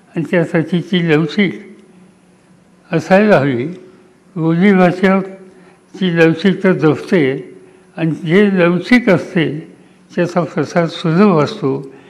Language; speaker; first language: Marathi; native; Marathi